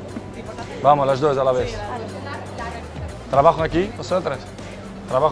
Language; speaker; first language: Spanish; non-native, fluent; Portuguese